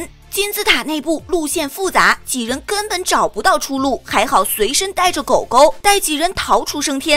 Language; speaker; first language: Chinese; native; Chinese